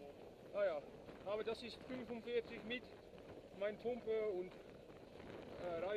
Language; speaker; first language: German; non-native, learner; Dutch